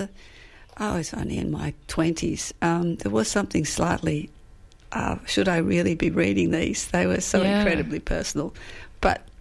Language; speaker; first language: English; native; English